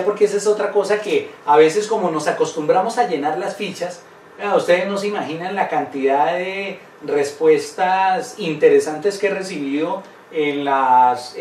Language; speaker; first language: Spanish; native; Spanish